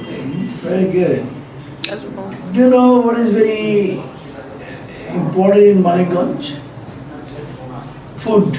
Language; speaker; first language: English; non-native, fluent; Bangla